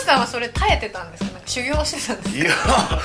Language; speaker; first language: Japanese; native; Japanese